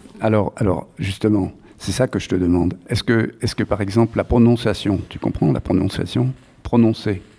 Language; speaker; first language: French; native; French